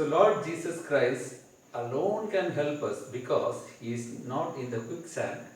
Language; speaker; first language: English; non-native, local second language; Tamil